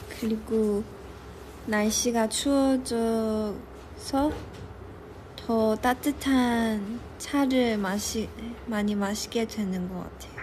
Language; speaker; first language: Korean; non-native, local second language; Chinese